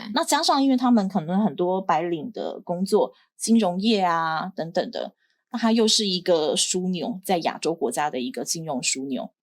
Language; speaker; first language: Chinese; native; Chinese